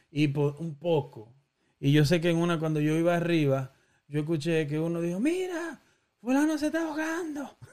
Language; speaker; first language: Spanish; native; Spanish